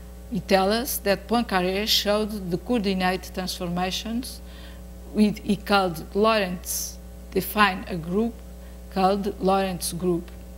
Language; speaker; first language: English; non-native, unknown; Portuguese